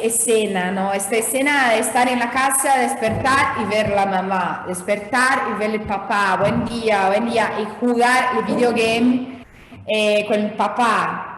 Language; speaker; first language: Spanish; non-native, fluent; Portuguese